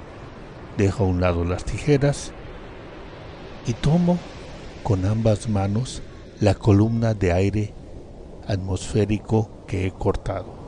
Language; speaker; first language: Spanish; native; Spanish